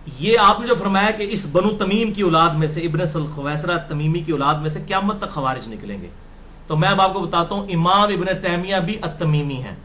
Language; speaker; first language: Urdu; non-native, local second language; Punjabi